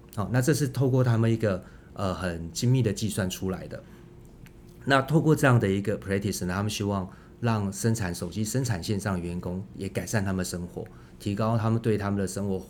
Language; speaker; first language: Chinese; native; Chinese